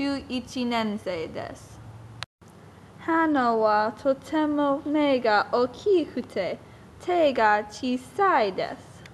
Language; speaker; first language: Japanese; non-native, learner; English